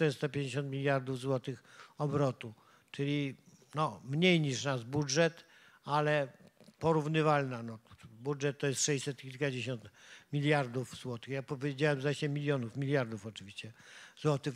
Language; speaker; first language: Polish; native; Polish